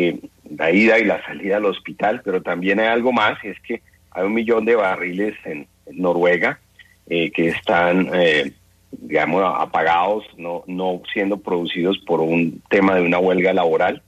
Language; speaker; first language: Spanish; native; Spanish